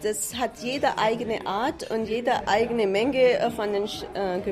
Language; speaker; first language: German; non-native, fluent; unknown